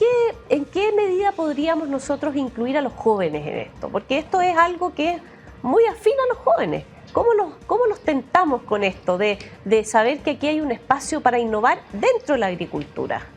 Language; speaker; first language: Spanish; native; Spanish